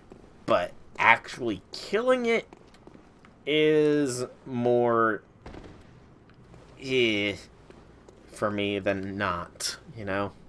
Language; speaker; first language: English; native; English